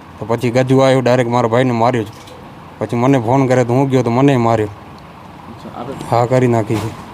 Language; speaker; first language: Gujarati; native; Gujarati